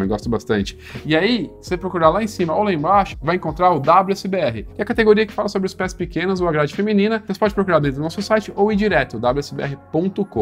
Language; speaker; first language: Portuguese; native; Portuguese